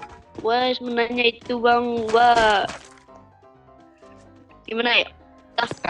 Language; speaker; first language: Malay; non-native, local second language; Minangkabau